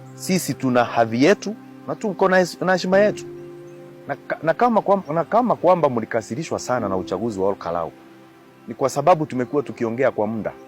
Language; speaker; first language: Swahili; non-native, local second language; Kikuyu